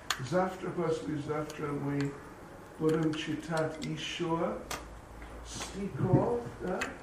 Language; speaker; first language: Russian; non-native, learner; English